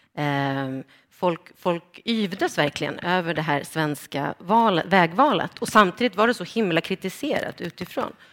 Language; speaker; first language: Swedish; native; Swedish